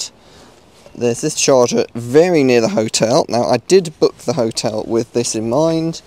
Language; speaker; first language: English; native; English